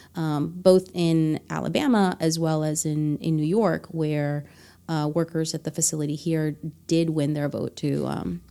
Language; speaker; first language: English; non-native, fluent; Spanish